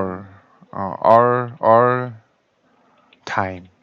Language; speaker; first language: English; non-native, learner; Korean